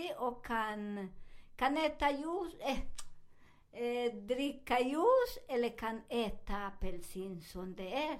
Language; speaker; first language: Swedish; non-native, learner; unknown